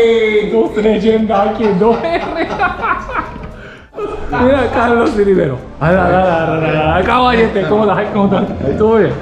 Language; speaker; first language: Spanish; non-native, learner; Japanese